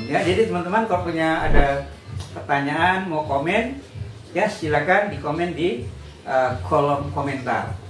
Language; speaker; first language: English; non-native, fluent; Indonesian